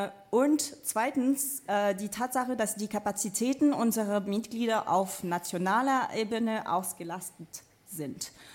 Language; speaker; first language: German; non-native, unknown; French